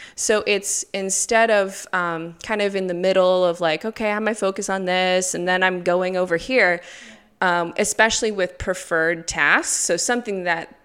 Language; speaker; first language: English; native; English